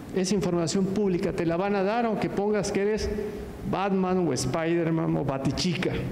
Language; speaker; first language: Spanish; native; Spanish